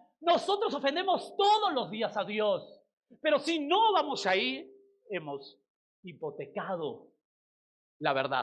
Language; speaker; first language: Spanish; native; Spanish